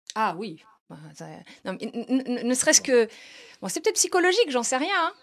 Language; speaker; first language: French; native; French